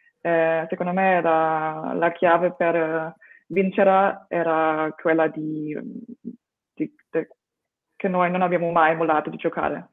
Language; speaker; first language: Italian; non-native, fluent; German